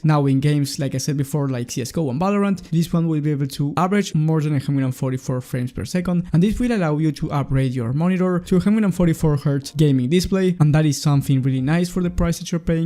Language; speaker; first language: English; non-native, fluent; Spanish